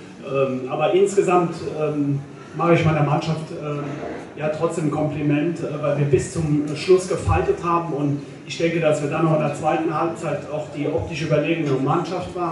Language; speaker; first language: German; native; German